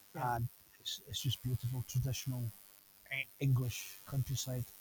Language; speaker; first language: English; native; English